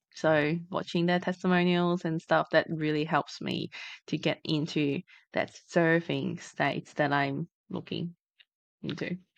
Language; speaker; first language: English; non-native, fluent; Chinese